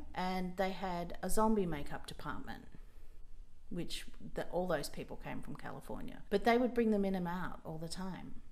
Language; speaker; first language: English; native; English